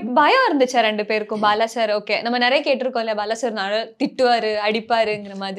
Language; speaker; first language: Tamil; native; Tamil